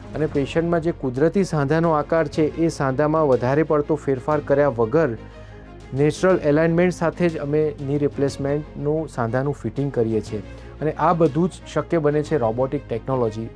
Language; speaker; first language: Gujarati; native; Gujarati